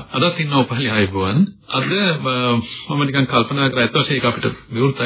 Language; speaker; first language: Sinhala; native; Sinhala